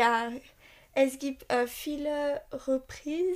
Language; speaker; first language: German; non-native, learner; French